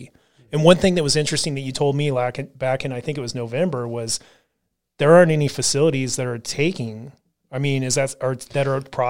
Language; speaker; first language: English; native; English